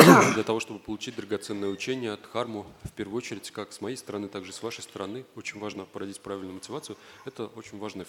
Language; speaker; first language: Russian; native; Russian